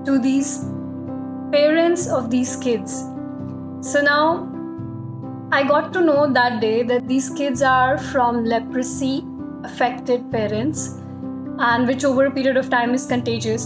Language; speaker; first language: English; non-native, local second language; Hindi